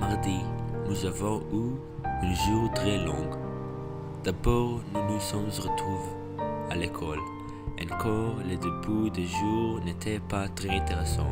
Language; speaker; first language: French; non-native, learner; English